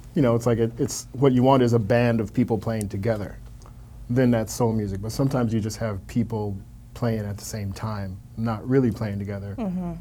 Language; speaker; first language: English; native; English